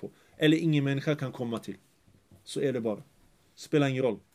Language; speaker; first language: Swedish; early bilingual, other home language; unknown